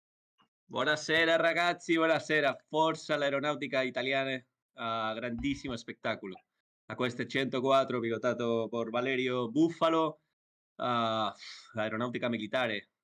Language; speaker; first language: Italian; non-native, learner; Spanish